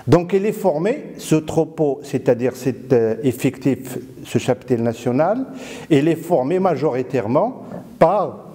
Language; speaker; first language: French; non-native, local second language; Arabic